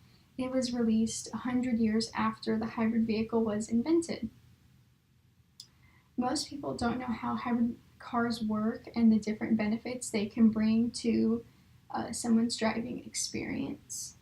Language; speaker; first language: English; native; English